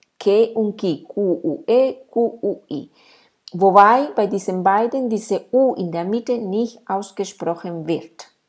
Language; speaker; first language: German; non-native, fluent; Spanish